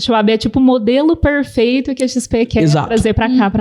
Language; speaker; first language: Portuguese; native; Portuguese